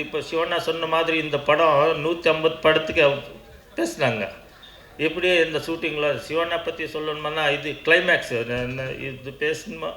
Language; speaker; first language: Tamil; non-native, learner; Kannada